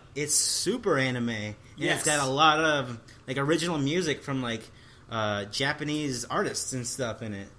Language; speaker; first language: English; native; English